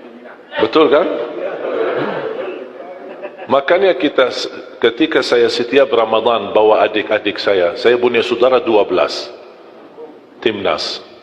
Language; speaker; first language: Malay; non-native, fluent; Arabic